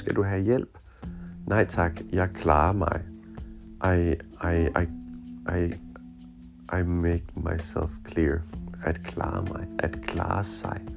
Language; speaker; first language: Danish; non-native, fluent; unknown